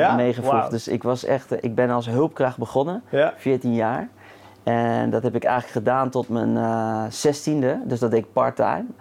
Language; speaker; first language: Dutch; native; Dutch